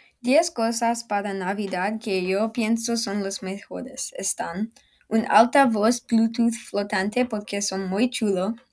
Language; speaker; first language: Spanish; non-native, learner; English